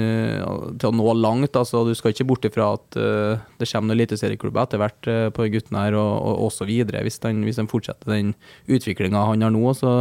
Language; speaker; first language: Norwegian; native; Norwegian